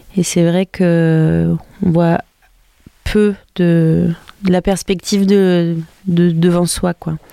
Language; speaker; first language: French; early bilingual, other home language; Albanian